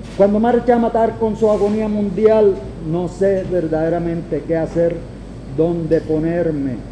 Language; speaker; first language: Spanish; native; Spanish